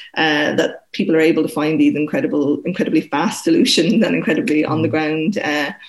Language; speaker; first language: English; native; English